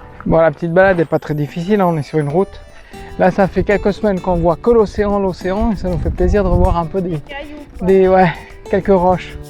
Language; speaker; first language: French; native; French